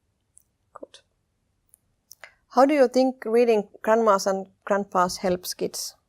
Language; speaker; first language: English; non-native, fluent; Finnish